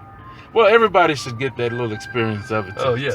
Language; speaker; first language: English; native; English